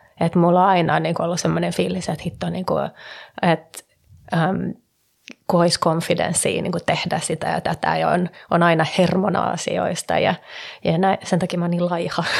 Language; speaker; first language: Finnish; early bilingual, heritage; Finnish